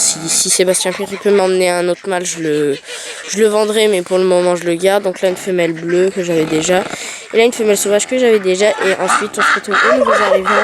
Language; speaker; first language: French; native; French